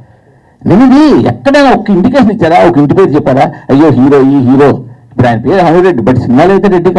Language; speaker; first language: Telugu; native; Telugu